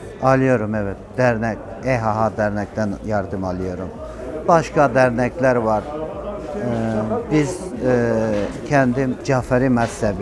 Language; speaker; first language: Turkish; non-native, learner; Persian